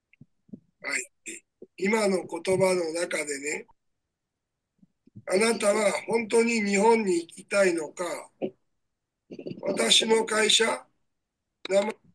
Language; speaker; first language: Japanese; non-native, fluent; Bangla